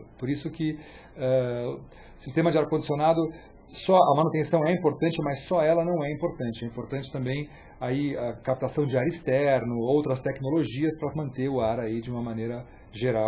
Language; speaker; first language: Portuguese; native; Portuguese